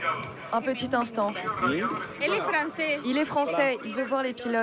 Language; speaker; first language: French; early bilingual, heritage; French